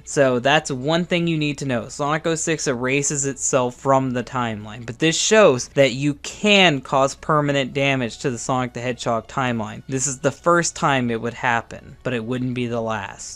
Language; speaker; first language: English; native; English